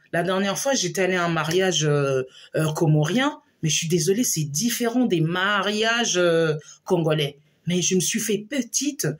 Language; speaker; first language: French; non-native, local second language; Lingala